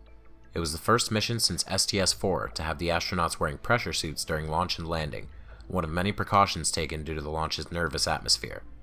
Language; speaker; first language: English; native; English